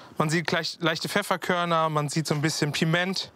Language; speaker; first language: German; native; German